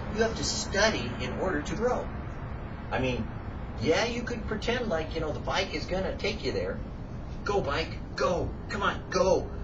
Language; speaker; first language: English; native; English